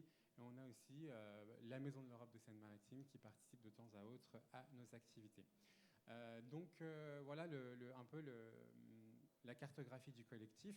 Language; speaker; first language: French; native; French